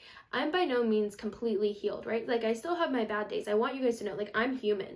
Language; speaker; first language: English; native; English